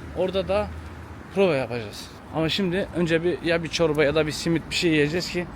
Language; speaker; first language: Turkish; early bilingual, heritage; Turkish